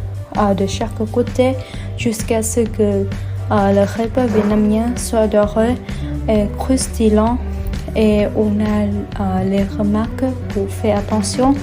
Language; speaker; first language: French; non-native, learner; Vietnamese